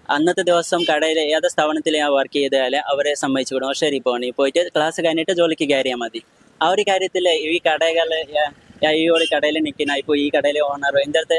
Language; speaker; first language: Malayalam; non-native, local second language; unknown